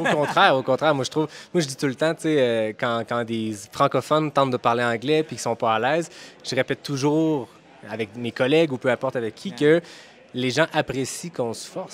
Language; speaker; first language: French; native; French